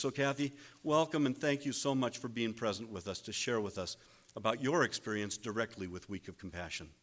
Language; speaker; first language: English; native; English